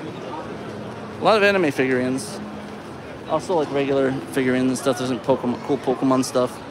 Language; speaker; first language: English; native; English